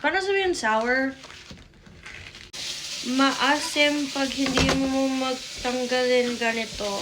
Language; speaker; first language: Filipino; non-native, learner; English